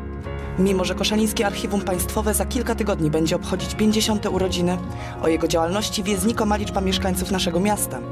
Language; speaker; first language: Polish; native; Polish